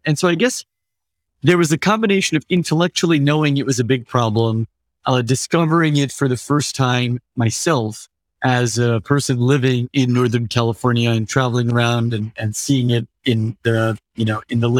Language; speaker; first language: English; native; English